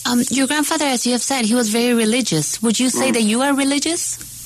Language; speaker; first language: English; non-native, fluent; Spanish